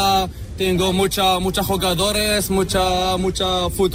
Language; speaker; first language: Spanish; non-native, learner; Arabic